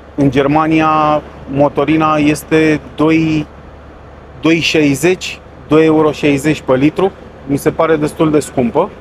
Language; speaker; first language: Romanian; native; Romanian